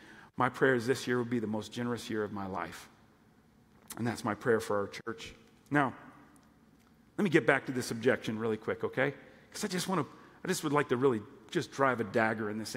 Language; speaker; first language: English; native; English